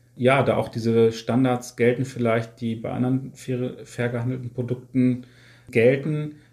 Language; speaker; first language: German; native; German